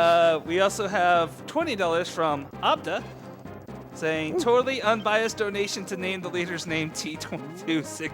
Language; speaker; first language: English; native; English